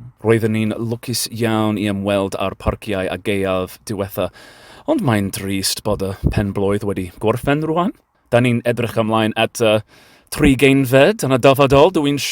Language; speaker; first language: Welsh; non-native, learner; English